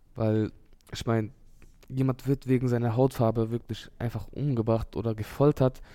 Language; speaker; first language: German; early bilingual, other home language; Urdu